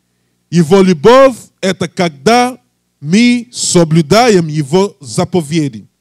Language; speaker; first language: Russian; non-native, learner; English